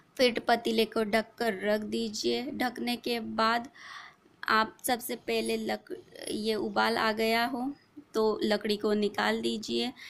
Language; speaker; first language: Hindi; non-native, local second language; Marathi